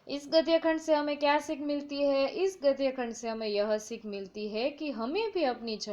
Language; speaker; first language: Hindi; non-native, local second language; Gujarati